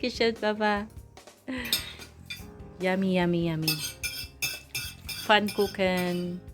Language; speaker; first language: German; non-native, learner; Filipino